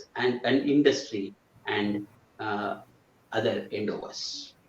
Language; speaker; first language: English; non-native, local second language; Kannada